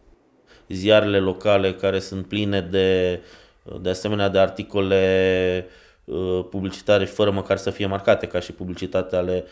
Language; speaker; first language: Romanian; native; Romanian